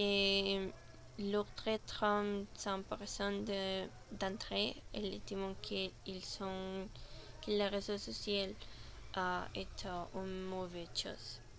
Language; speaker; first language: French; non-native, learner; Spanish